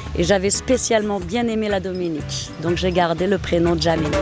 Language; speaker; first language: French; native; French